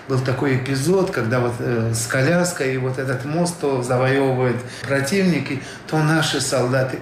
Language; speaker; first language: Russian; non-native, local second language; Tajik